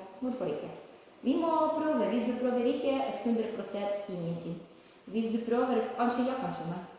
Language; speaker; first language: Norwegian; non-native, learner; Ukrainian